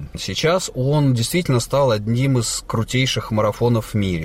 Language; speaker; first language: Russian; native; Russian